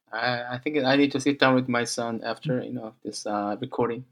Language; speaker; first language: English; non-native, fluent; Korean